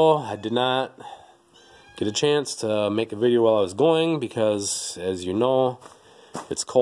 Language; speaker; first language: English; native; English